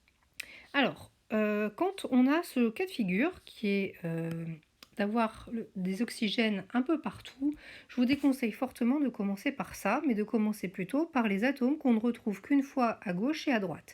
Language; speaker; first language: French; native; French